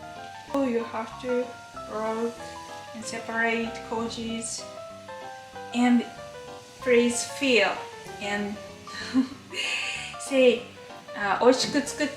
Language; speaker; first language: English; non-native, learner; Japanese